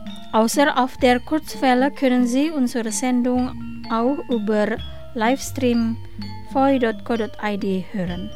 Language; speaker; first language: German; non-native, fluent; Indonesian